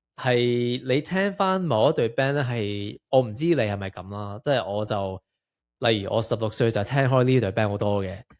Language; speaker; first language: Cantonese; native; Cantonese